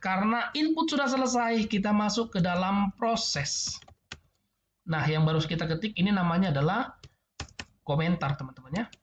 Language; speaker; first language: Indonesian; native; Indonesian